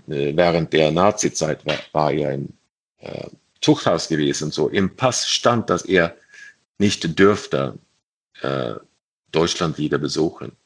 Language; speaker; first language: German; non-native, fluent; Swedish